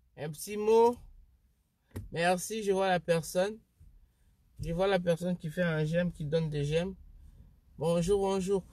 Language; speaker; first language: French; non-native, local second language; Lingala